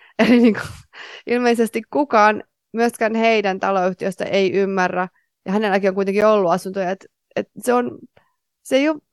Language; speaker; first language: Finnish; native; Finnish